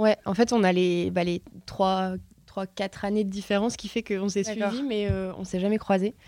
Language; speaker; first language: French; native; French